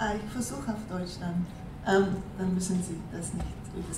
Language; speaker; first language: German; non-native, learner; English